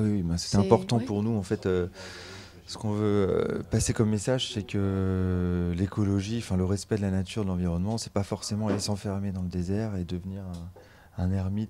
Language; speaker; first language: French; native; French